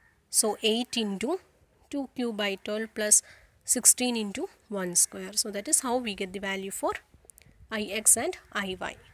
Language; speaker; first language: English; non-native, local second language; Malayalam